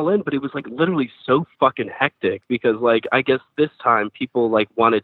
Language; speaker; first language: English; native; English